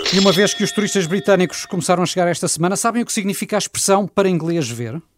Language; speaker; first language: Portuguese; native; Portuguese